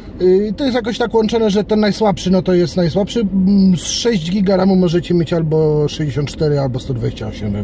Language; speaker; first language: Polish; native; Polish